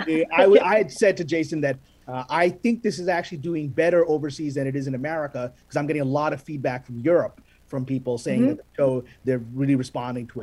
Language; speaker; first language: English; non-native, local second language; Urdu